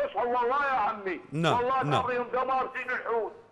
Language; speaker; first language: Arabic; native; Arabic